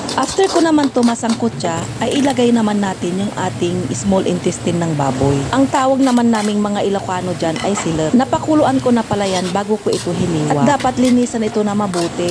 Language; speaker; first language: Filipino; non-native, local second language; Iloko